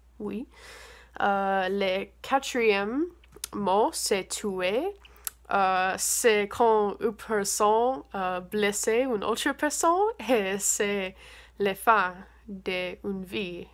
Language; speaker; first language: French; non-native, learner; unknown